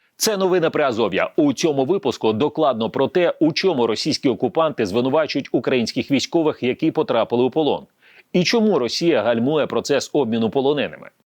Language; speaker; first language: Ukrainian; native; Ukrainian